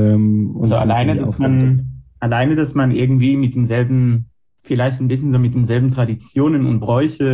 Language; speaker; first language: German; non-native, fluent; Hebrew